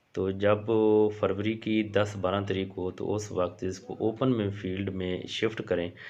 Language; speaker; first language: Hindi; non-native, local second language; Punjabi